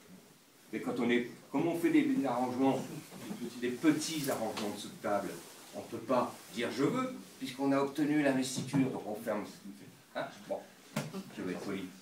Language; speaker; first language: French; native; French